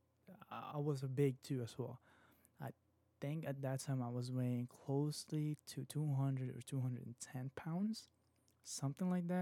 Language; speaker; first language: English; non-native, local second language; Filipino